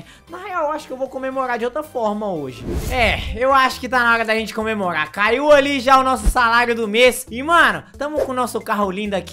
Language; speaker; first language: Portuguese; native; Portuguese